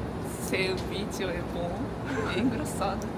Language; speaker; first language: Portuguese; non-native, learner; Japanese